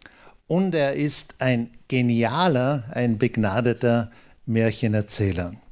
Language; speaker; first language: German; native; German